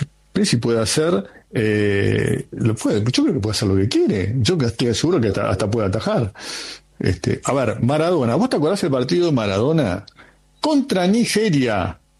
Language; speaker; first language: Spanish; native; Spanish